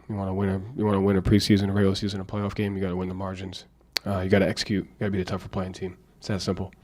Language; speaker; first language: English; native; English